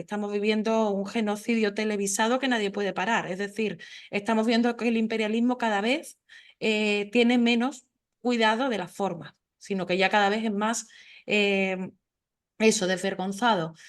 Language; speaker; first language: Spanish; native; Spanish